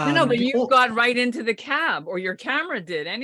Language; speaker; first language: English; native; English